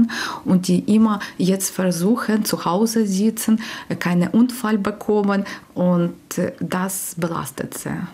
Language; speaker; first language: German; non-native, learner; Ukrainian